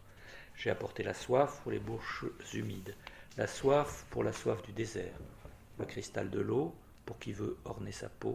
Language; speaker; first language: French; native; French